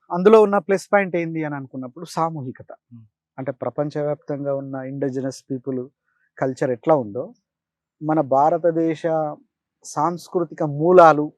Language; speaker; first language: Telugu; native; Telugu